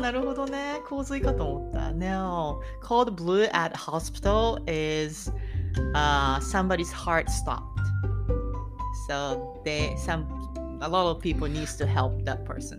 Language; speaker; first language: English; non-native, fluent; Japanese